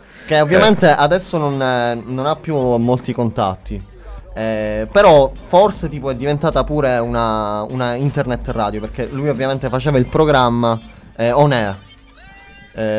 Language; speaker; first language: Italian; native; Italian